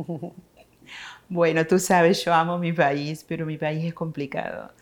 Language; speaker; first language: Spanish; native; Spanish